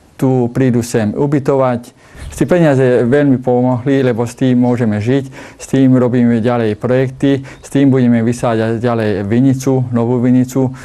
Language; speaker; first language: Slovak; non-native, local second language; Hungarian